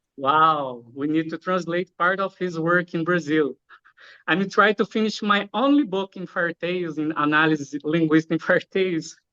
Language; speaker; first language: English; non-native, learner; Portuguese